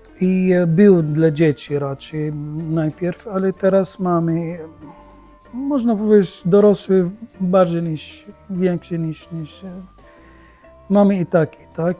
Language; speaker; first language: Polish; non-native, learner; Arabic